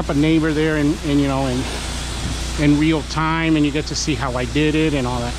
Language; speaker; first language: English; native; English